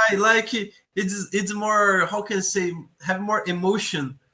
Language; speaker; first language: English; non-native, learner; Portuguese